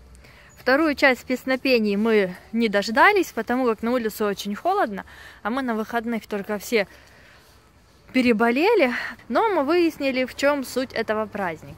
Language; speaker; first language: Russian; native; Russian